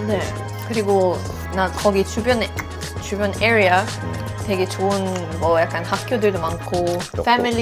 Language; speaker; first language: Korean; non-native, fluent; Swedish